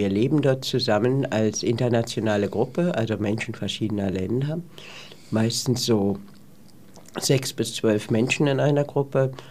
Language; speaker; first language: German; native; German